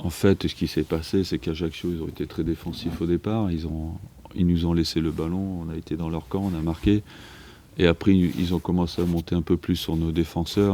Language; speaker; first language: French; native; French